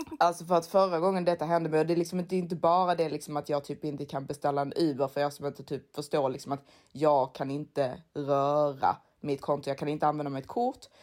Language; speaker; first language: Swedish; native; Swedish